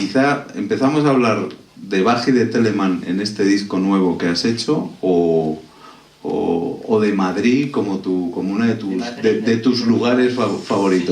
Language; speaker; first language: Spanish; native; Spanish